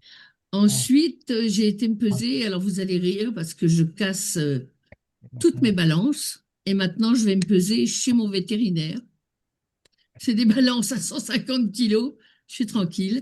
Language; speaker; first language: French; native; French